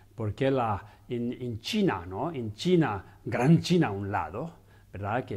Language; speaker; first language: Spanish; non-native, learner; Chinese